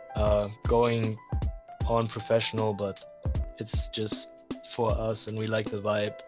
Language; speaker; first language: English; non-native, fluent; German